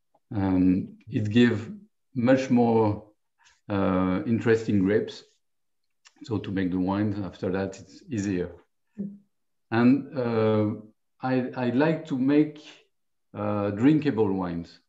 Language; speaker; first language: English; non-native, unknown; French